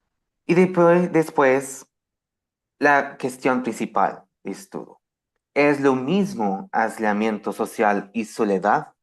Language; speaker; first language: Spanish; non-native, fluent; Portuguese